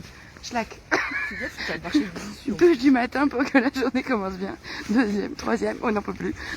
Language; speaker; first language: French; native; French